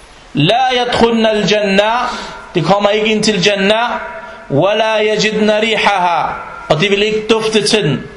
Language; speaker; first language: Danish; non-native, fluent; Arabic